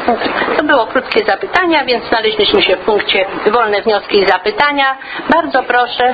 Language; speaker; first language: Polish; native; Polish